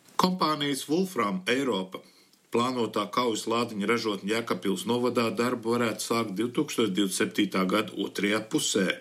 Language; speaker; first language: Latvian; early bilingual, heritage; Latvian